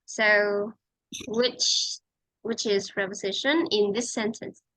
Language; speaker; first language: English; non-native, fluent; Vietnamese